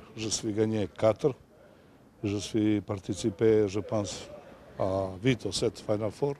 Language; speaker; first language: French; non-native, fluent; Serbian